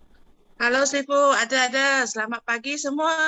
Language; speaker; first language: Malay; non-native, local second language; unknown